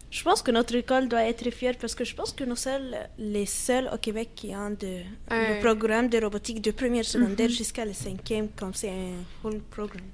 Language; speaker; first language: French; non-native, fluent; Arabic